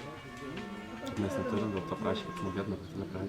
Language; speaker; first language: Lithuanian; native; Lithuanian